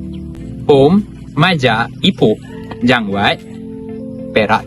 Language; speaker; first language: Thai; non-native, learner; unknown